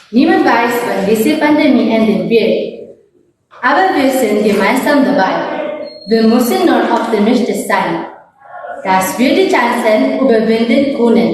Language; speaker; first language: German; non-native, learner; Filipino